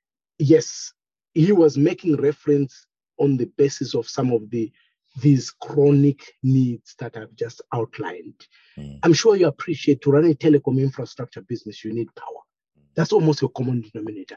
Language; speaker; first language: English; non-native, local second language; Shona